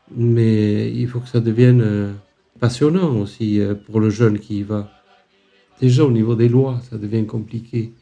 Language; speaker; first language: French; native; French